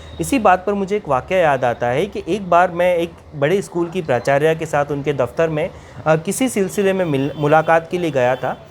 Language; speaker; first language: Hindi; native; Hindi